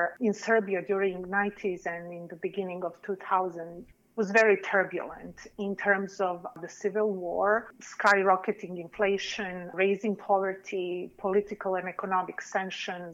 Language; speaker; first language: English; non-native, fluent; Serbian